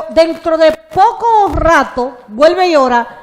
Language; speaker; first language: Spanish; native; Spanish